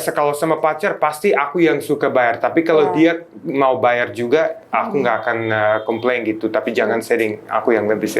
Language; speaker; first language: Indonesian; non-native, fluent; Serbian